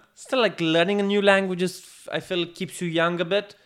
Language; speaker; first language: English; non-native, fluent; Romanian